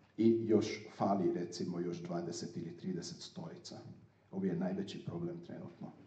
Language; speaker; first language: Serbian; non-native, fluent; Hungarian